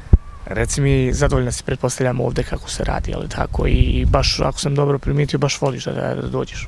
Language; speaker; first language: Serbian; native; Serbian